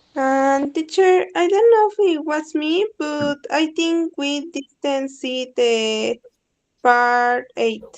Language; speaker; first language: English; non-native, learner; Spanish